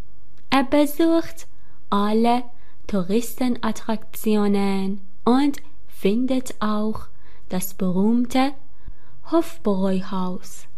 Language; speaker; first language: German; non-native, fluent; Persian